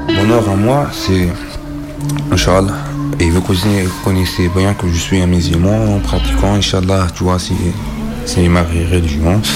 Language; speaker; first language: French; non-native, learner; Arabic